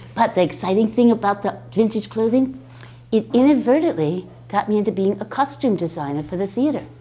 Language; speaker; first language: English; native; English